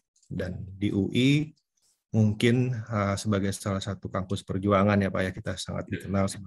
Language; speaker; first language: Indonesian; native; Indonesian